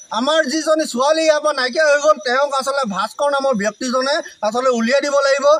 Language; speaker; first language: Assamese; native; Assamese